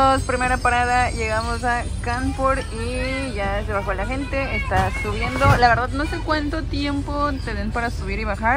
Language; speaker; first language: Spanish; native; Spanish